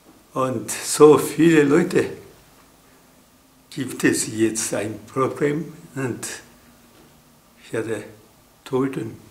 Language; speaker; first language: German; non-native, learner; Japanese